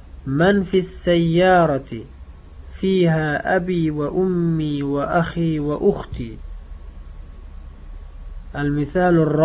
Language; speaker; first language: Arabic; non-native, fluent; Uzbek